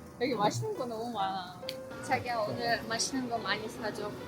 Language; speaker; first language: Korean; non-native, fluent; Russian